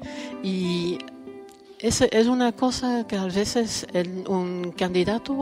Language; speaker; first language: Spanish; non-native, learner; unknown